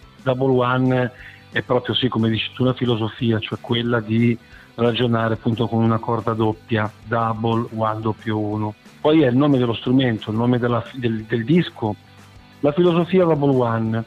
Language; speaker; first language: Italian; native; Italian